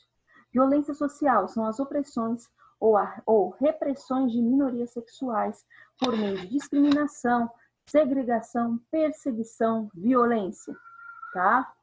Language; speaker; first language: Portuguese; native; Portuguese